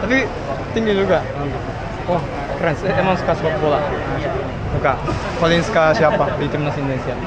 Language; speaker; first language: Indonesian; non-native, fluent; Japanese